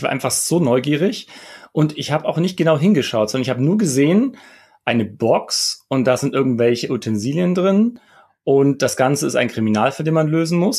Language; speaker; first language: German; native; German